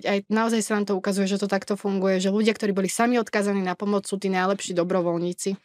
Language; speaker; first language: Slovak; native; Slovak